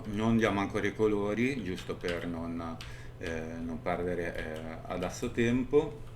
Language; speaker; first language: Italian; native; Italian